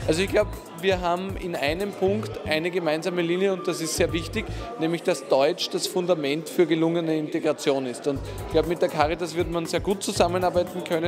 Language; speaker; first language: German; native; German